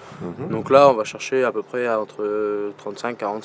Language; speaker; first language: French; native; French